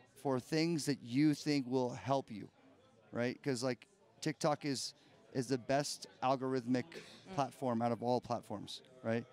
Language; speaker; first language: English; native; English